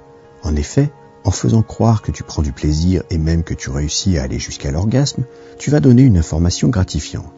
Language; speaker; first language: French; native; French